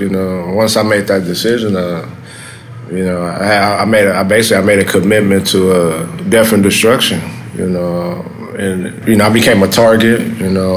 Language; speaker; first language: English; native; English